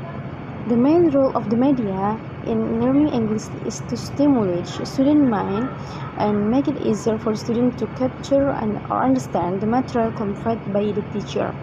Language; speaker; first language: English; non-native, fluent; Indonesian